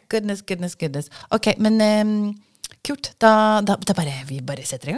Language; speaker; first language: Norwegian; native; Norwegian